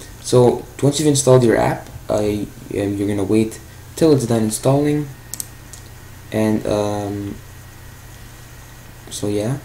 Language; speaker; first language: English; native; English